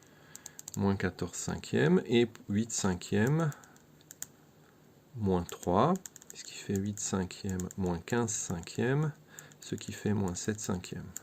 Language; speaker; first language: French; native; French